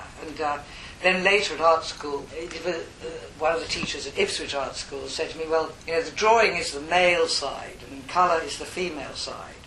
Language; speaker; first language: English; native; English